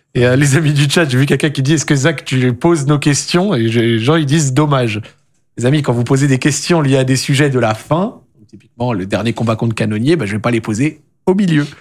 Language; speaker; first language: French; native; French